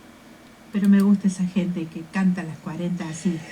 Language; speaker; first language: Spanish; native; Spanish